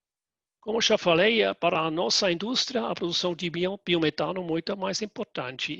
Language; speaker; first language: Portuguese; non-native, fluent; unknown